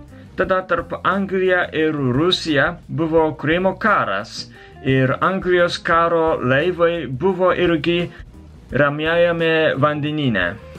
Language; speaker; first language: Lithuanian; non-native, fluent; Japanese